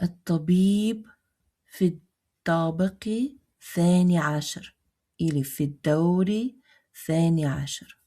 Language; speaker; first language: Arabic; non-native, fluent; Russian